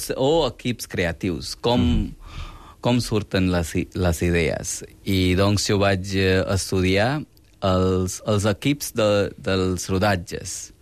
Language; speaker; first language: Catalan; non-native, fluent; Hindi